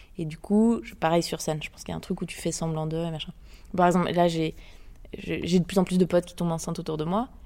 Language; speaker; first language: French; native; French